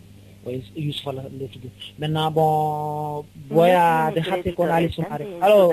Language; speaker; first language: Spanish; non-native, learner; Wolof